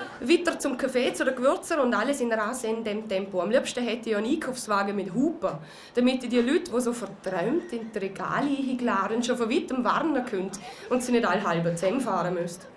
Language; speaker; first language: German; native; German